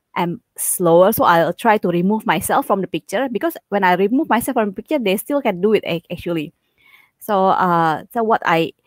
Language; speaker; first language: English; non-native, fluent; Indonesian